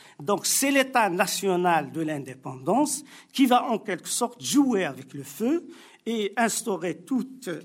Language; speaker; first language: French; non-native, local second language; Arabic